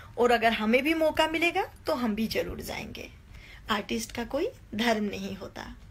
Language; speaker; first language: Hindi; non-native, local second language; Nepali